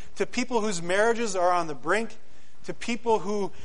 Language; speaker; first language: English; native; English